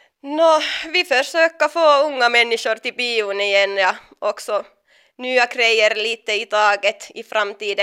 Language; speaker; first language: Swedish; non-native, local second language; Finnish